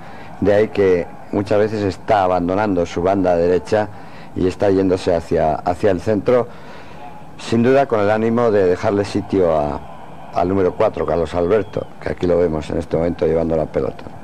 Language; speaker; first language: Spanish; native; Spanish